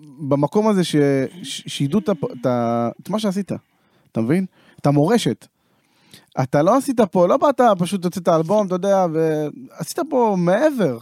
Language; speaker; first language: Hebrew; native; Hebrew